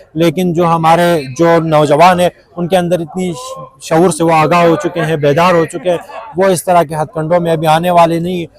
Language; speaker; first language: Urdu; non-native, local second language; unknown